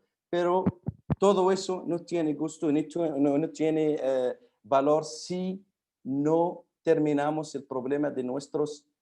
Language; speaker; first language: Spanish; non-native, fluent; Arabic